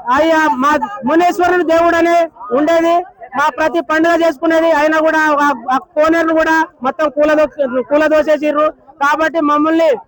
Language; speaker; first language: Telugu; non-native, local second language; Lambadi